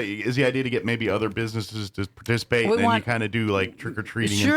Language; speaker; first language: English; native; English